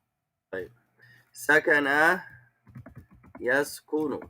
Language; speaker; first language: Arabic; non-native, fluent; English